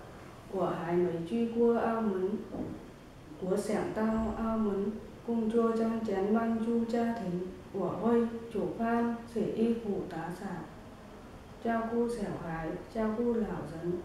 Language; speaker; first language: Chinese; non-native, learner; Vietnamese